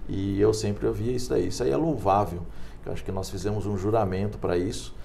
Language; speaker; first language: Portuguese; native; Portuguese